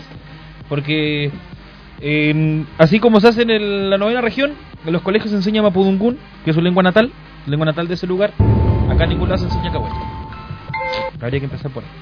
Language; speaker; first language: Spanish; native; Spanish